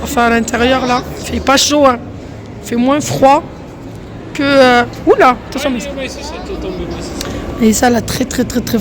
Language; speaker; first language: French; native; French